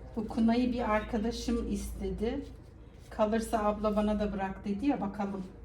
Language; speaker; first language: Turkish; native; Turkish